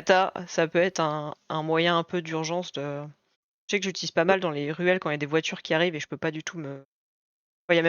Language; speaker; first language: French; native; French